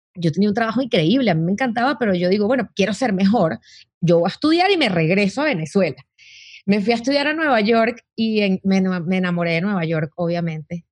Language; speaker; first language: Spanish; native; Spanish